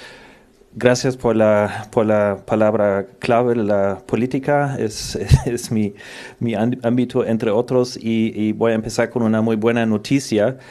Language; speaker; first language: Spanish; non-native, fluent; German